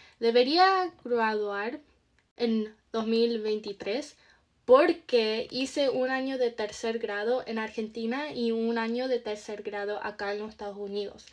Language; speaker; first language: Spanish; early bilingual, heritage; Spanish